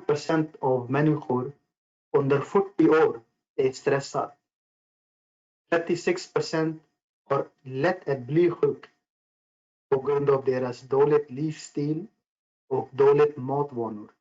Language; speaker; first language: Swedish; non-native, fluent; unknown